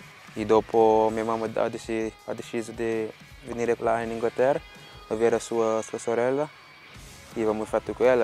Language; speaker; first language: Italian; non-native, fluent; Portuguese